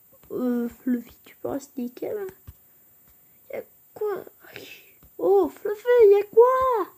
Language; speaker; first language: French; native; French